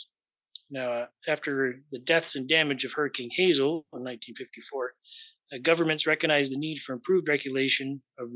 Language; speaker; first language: English; native; English